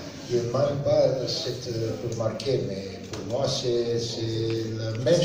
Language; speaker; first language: French; non-native, learner; Serbian